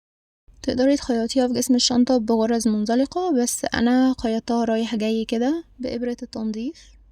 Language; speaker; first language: Arabic; native; Arabic